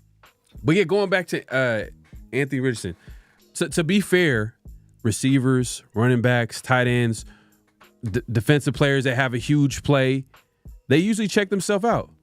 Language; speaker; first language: English; native; English